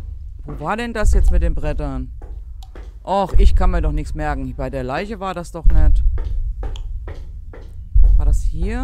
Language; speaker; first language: German; native; German